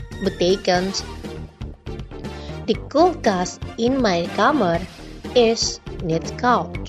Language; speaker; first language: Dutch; non-native, learner; Indonesian